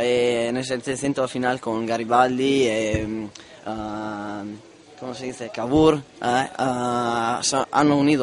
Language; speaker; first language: Spanish; non-native, learner; Italian